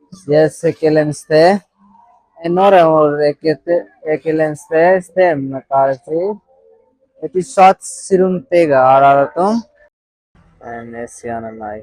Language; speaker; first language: Armenian; non-native, learner; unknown